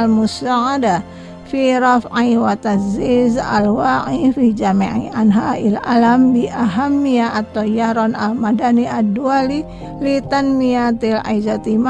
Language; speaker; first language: Arabic; non-native, fluent; Indonesian